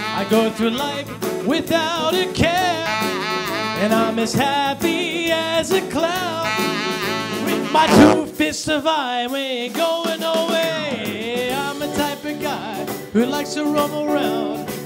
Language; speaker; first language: English; native; English